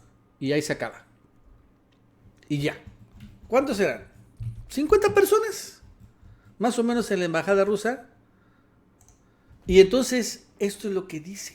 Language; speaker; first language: Spanish; native; Spanish